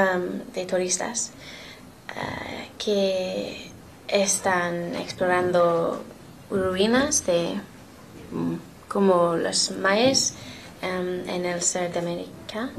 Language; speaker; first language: Spanish; non-native, learner; English